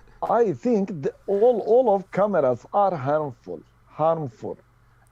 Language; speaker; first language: English; non-native, learner; Turkish